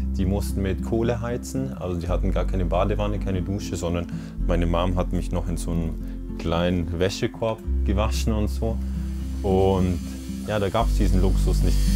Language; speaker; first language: German; early bilingual, other home language; Polish